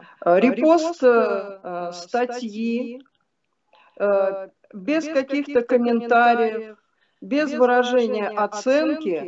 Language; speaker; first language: Russian; native; Russian